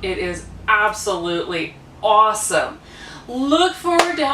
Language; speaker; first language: English; native; English